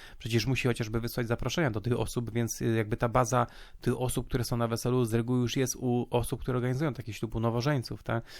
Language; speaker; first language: Polish; native; Polish